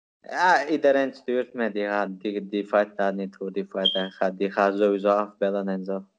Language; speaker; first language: Dutch; non-native, learner; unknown